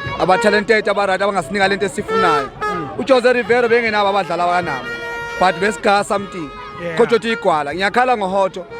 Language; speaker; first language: Zulu; native; Zulu